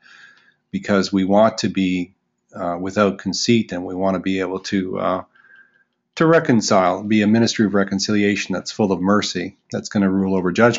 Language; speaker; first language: English; native; English